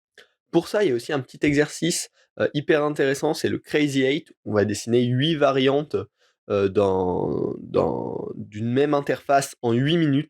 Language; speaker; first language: French; native; French